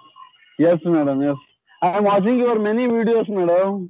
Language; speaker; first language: English; non-native, learner; Kannada